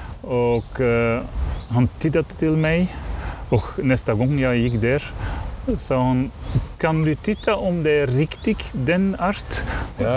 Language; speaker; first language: Swedish; non-native, learner; Dutch